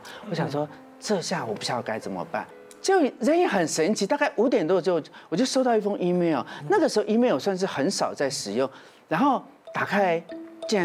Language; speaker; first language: Chinese; native; Chinese